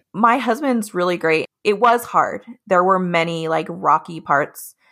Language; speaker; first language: English; native; English